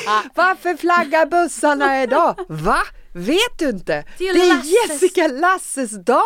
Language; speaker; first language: Swedish; native; Swedish